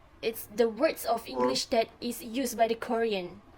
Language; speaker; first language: English; non-native, fluent; Malay